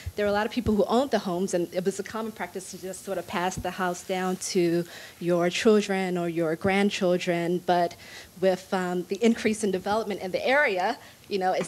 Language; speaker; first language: English; native; English